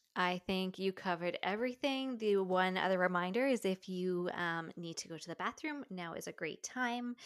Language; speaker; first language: English; native; English